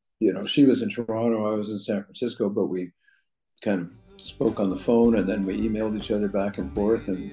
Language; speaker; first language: English; native; English